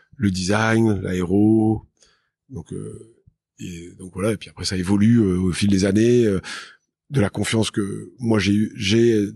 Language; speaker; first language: French; native; French